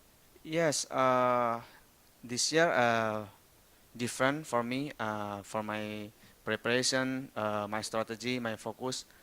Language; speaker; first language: English; non-native, learner; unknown